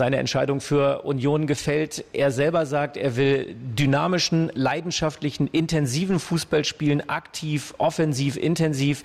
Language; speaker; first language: German; native; German